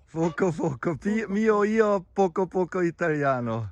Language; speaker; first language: Italian; non-native, learner; German